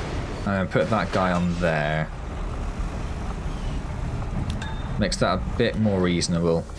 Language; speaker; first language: English; native; English